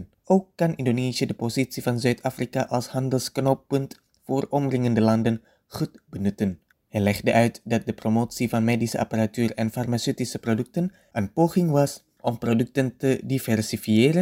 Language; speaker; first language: Dutch; non-native, fluent; Indonesian